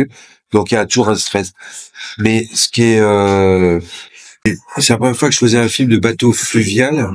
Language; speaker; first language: French; native; French